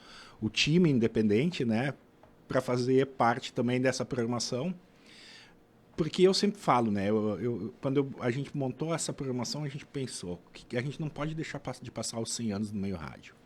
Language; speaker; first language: Portuguese; native; Portuguese